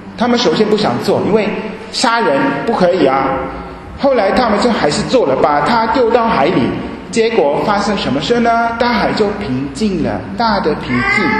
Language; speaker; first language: Chinese; non-native, fluent; German